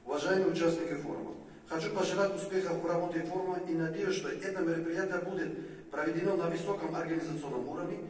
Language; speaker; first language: Russian; non-native, local second language; Tajik